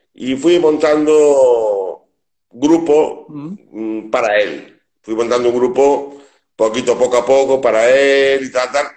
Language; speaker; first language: Spanish; native; Spanish